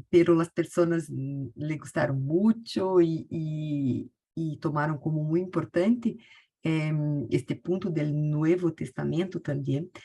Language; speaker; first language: Spanish; non-native, learner; Portuguese